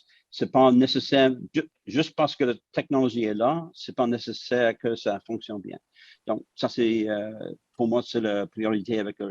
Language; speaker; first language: French; non-native, local second language; English